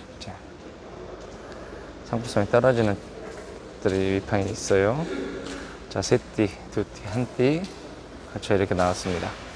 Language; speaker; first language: Korean; native; Korean